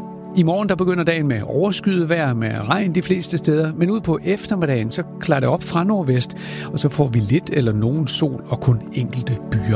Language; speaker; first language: Danish; native; Danish